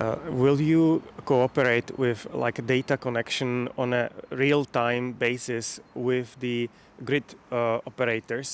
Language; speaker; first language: English; non-native, fluent; Czech